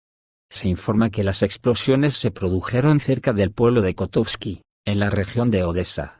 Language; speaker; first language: Spanish; native; Spanish